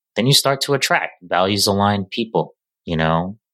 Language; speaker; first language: English; native; English